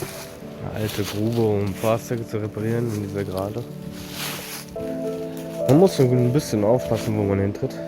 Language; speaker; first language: German; native; German